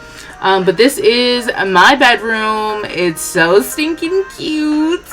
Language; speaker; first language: English; native; English